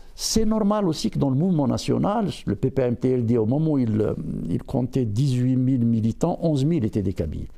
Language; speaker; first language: French; non-native, local second language; Berber languages